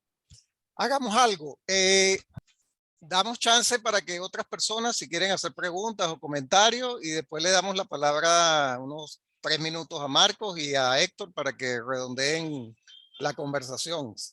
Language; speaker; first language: Spanish; native; Spanish